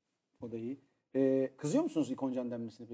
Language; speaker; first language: Turkish; native; Turkish